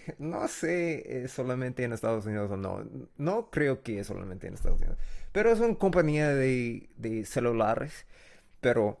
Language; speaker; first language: Spanish; non-native, learner; English